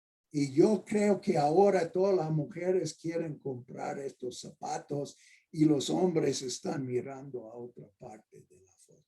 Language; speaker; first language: Spanish; non-native, fluent; English